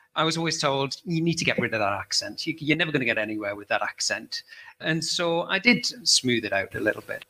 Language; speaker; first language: English; native; English